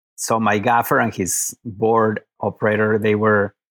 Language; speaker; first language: English; non-native, fluent; Spanish